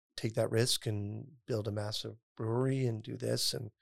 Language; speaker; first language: English; native; English